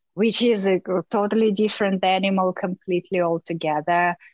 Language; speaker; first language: English; non-native, fluent; Russian